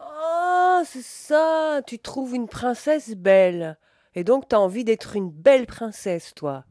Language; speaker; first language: French; native; French